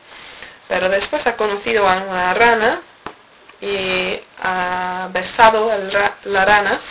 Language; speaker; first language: Spanish; non-native, learner; English